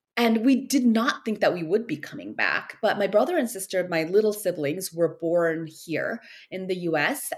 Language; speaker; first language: English; early bilingual, other home language; Korean